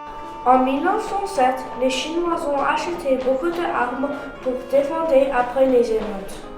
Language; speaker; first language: French; non-native, learner; English